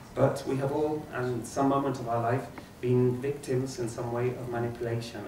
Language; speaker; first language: English; non-native, fluent; Spanish